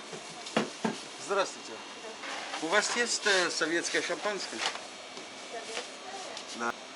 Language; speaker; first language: Russian; non-native, learner; English